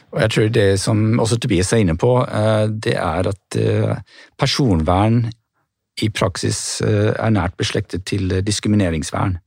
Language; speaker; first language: Norwegian; non-native, fluent; English